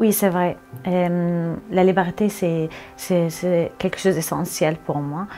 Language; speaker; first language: French; non-native, fluent; Arabic